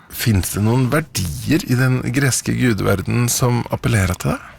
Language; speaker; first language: Norwegian; native; Norwegian